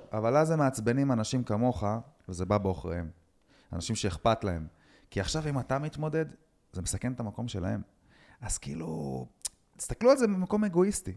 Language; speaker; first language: Hebrew; native; Hebrew